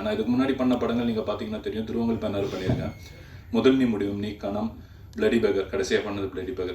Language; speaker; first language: Tamil; native; Tamil